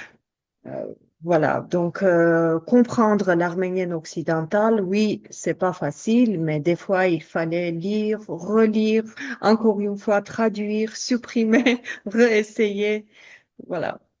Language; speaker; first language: French; non-native, fluent; Armenian